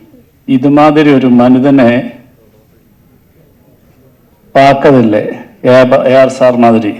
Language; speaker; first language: Tamil; non-native, learner; Malayalam